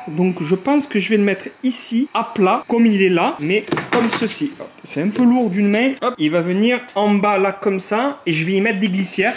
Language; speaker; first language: French; native; French